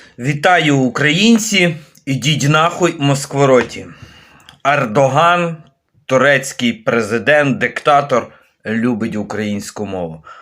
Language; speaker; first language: Ukrainian; native; Ukrainian